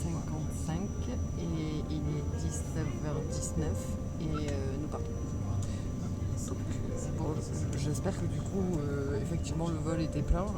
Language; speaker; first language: French; native; French